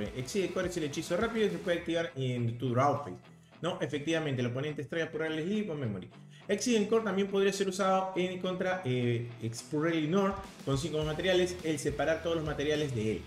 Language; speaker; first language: Spanish; native; Spanish